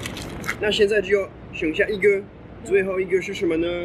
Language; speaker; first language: Chinese; non-native, fluent; French